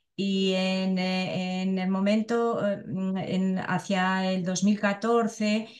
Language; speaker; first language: Spanish; native; Spanish